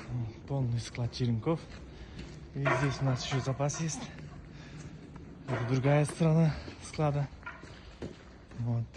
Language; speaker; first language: Russian; non-native, local second language; Kazakh